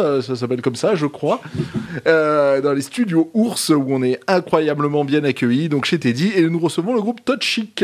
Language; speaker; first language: French; native; French